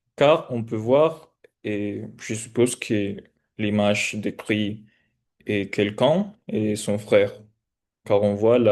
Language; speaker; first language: French; non-native, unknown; Spanish